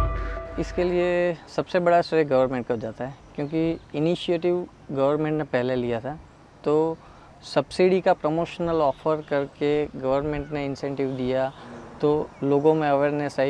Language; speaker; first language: Hindi; non-native, local second language; Gujarati